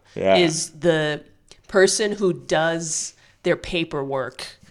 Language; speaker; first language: English; native; English